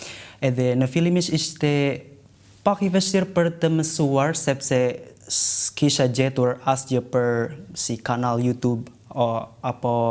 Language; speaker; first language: Albanian; non-native, learner; Indonesian